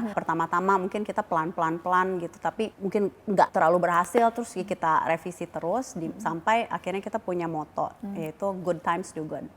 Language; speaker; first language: Indonesian; early bilingual, heritage; Indonesian